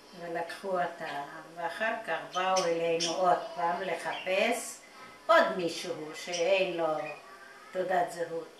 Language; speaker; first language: Hebrew; non-native, fluent; Yiddish